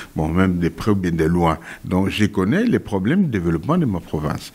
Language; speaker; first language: French; non-native, local second language; Kongo